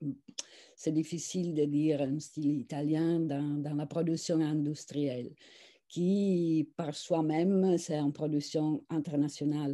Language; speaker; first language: French; non-native, fluent; Italian